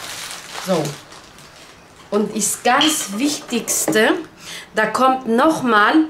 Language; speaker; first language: German; non-native, learner; Turkish